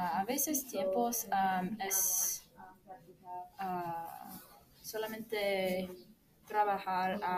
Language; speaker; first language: Spanish; non-native, learner; English